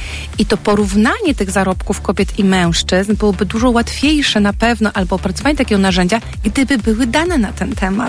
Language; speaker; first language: Polish; native; Polish